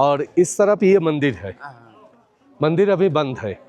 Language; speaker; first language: Hindi; non-native, local second language; Bangla